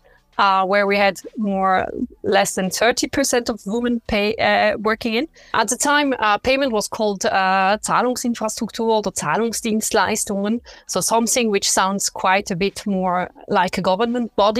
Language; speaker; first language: English; non-native, fluent; French